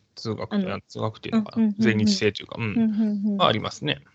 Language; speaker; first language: Japanese; native; Japanese